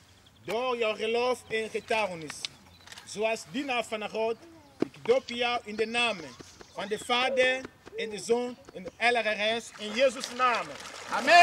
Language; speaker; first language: Dutch; non-native, learner; Portuguese